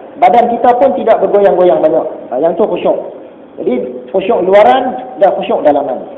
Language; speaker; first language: Malay; native; Malay